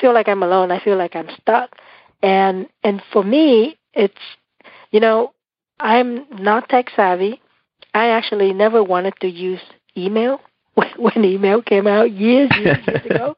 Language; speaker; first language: English; non-native, fluent; Vietnamese